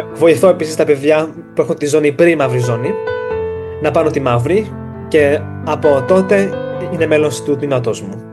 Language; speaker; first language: Greek; early bilingual, heritage; Greek